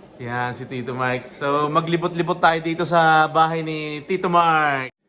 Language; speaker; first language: Filipino; native; Filipino